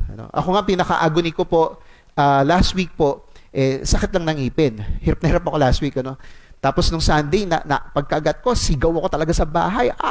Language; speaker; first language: Filipino; non-native, local second language; Cebuano